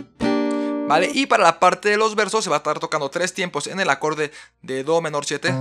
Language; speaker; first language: Spanish; native; Spanish